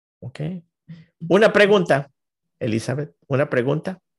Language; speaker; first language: Spanish; non-native, fluent; English